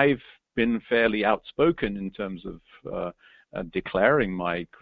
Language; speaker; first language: English; native; English